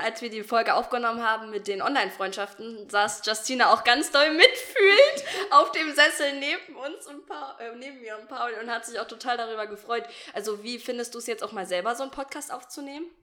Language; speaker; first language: German; native; German